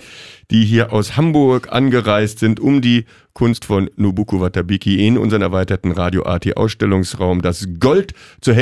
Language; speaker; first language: German; native; German